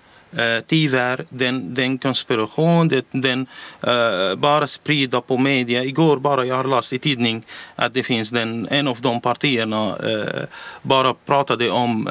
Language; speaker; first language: Swedish; non-native, learner; Arabic